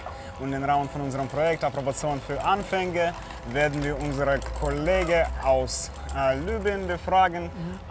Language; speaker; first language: German; non-native, fluent; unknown